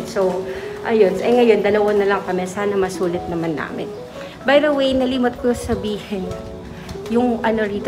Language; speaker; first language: Filipino; native; Filipino